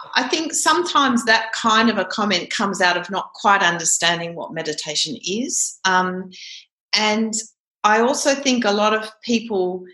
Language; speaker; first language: English; native; English